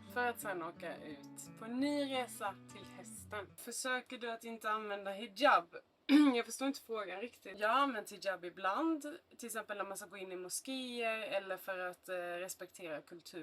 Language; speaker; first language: Swedish; native; Swedish